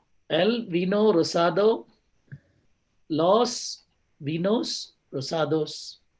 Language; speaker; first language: Spanish; non-native, learner; English